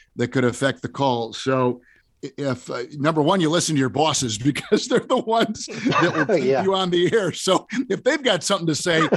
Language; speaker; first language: English; native; English